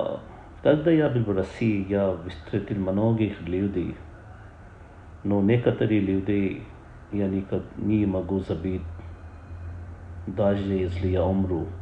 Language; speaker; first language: Russian; non-native, learner; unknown